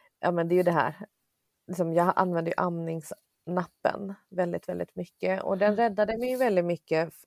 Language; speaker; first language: Swedish; early bilingual, other home language; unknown